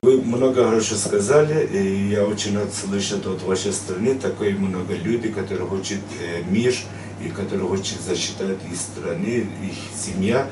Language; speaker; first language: Russian; non-native, learner; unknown